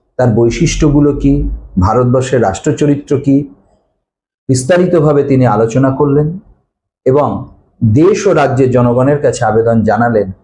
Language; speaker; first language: Bangla; native; Bangla